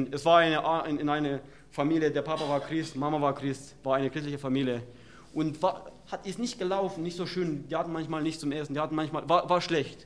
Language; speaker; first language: German; non-native, fluent; Romanian